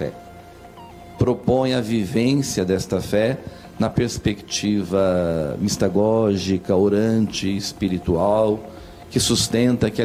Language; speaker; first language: Portuguese; native; Portuguese